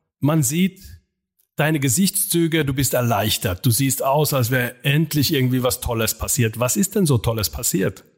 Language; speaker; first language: German; non-native, fluent; Finnish